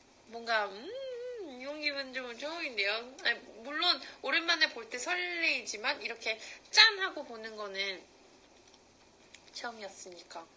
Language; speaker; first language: Korean; early bilingual, heritage; Korean